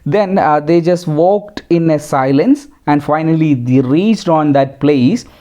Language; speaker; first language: English; non-native, local second language; Malayalam